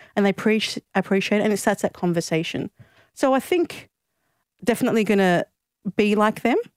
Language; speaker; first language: English; non-native, local second language; Greek